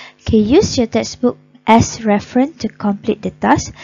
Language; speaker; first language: English; non-native, local second language; Malay